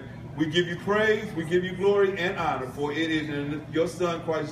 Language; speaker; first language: English; native; English